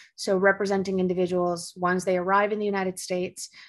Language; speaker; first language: English; early bilingual, other home language; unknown